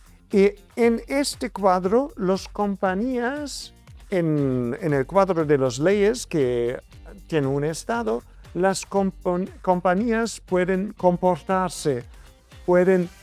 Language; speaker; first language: Spanish; non-native, fluent; German